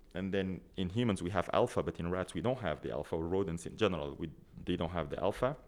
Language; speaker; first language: English; non-native, fluent; Arabic